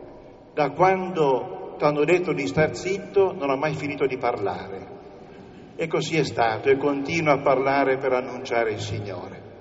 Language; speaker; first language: Italian; native; Italian